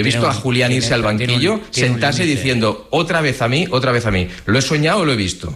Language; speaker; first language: Spanish; native; Spanish